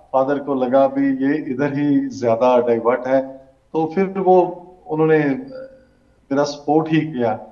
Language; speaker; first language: Hindi; native; Hindi